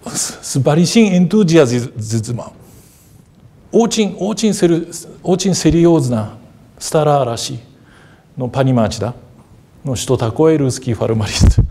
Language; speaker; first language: Russian; non-native, fluent; Japanese